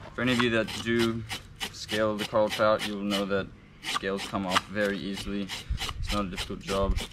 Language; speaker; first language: English; non-native, fluent; Indonesian